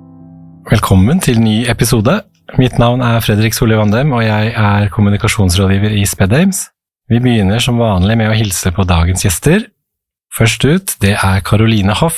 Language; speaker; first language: Norwegian; native; Norwegian